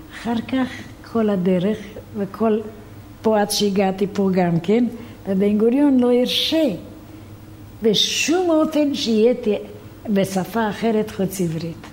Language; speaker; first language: Hebrew; non-native, fluent; Romanian